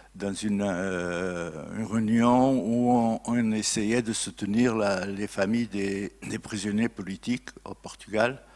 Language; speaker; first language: French; non-native, fluent; Portuguese